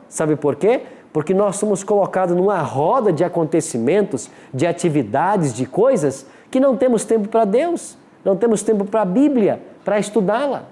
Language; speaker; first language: Portuguese; native; Portuguese